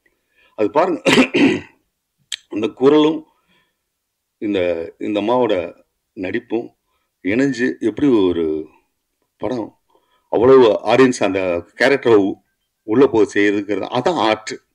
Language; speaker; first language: Tamil; native; Tamil